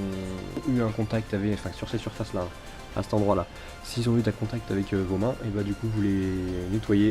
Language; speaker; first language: French; native; French